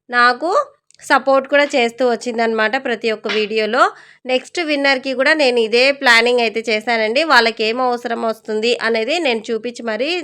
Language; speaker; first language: Telugu; non-native, local second language; Urdu